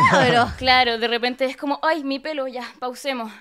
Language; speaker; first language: Spanish; native; Spanish